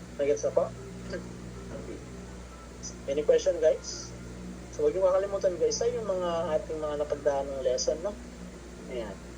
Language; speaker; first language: Filipino; non-native, local second language; Pampanga